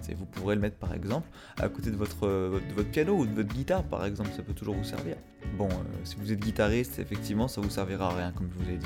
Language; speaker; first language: French; native; French